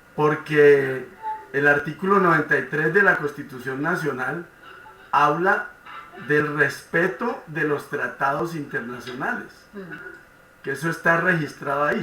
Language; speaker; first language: Spanish; native; Spanish